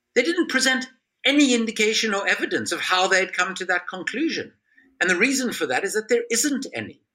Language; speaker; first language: English; native; English